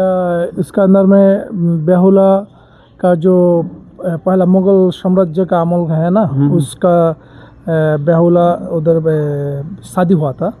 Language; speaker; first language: Hindi; non-native, learner; Bangla